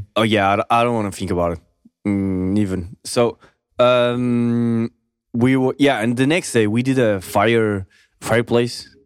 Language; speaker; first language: English; non-native, fluent; Portuguese